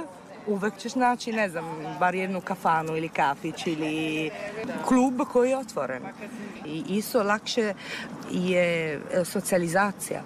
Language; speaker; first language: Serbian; non-native, fluent; Italian